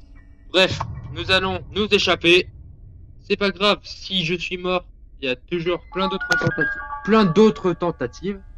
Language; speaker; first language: French; native; French